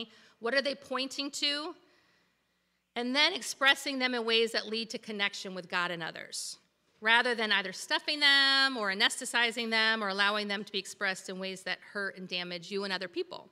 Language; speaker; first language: English; native; English